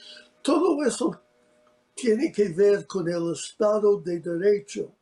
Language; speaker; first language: Spanish; non-native, fluent; English